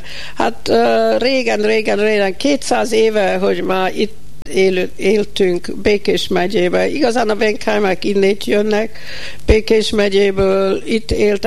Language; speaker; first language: Hungarian; early bilingual, heritage; Hungarian